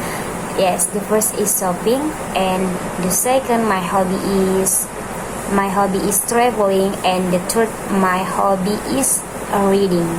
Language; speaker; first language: English; non-native, learner; Indonesian